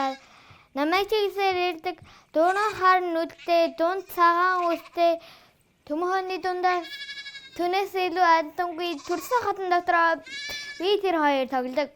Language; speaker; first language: Mongolian; early bilingual, heritage; Mongolian